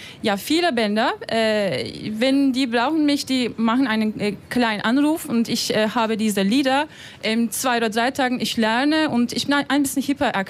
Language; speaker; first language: German; non-native, learner; Turkish